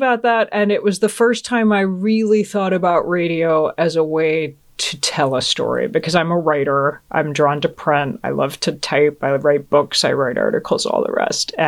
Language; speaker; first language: English; native; English